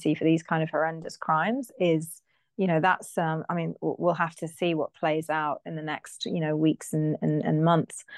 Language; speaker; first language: English; native; English